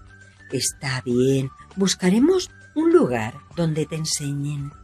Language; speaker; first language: Spanish; native; Spanish